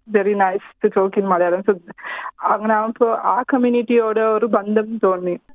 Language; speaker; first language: Malayalam; non-native, fluent; Sinhala